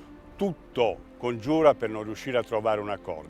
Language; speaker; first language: Italian; native; Italian